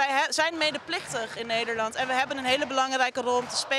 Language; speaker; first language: Dutch; native; Dutch